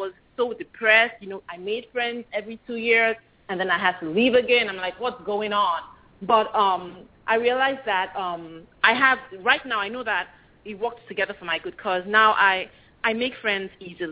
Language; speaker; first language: English; non-native, local second language; Yoruba